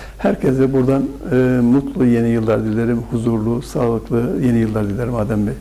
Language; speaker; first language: Turkish; native; Turkish